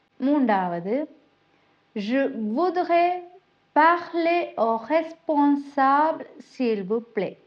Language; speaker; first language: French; non-native, fluent; Tamil